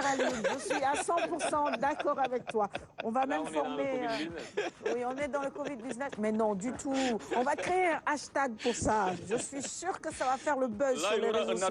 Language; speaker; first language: French; non-native, local second language; Wolof